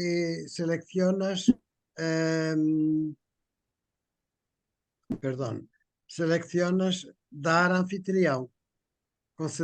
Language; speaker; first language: Spanish; non-native, fluent; Portuguese